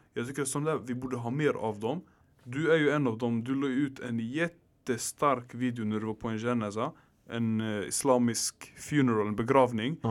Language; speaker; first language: Swedish; early bilingual, other home language; Arabic